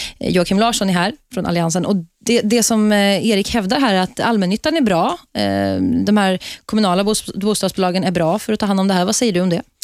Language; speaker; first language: Swedish; native; Swedish